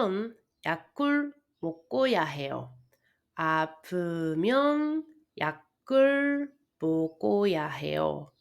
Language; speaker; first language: Korean; non-native, fluent; Spanish